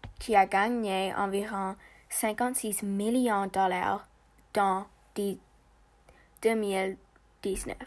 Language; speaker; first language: French; non-native, learner; English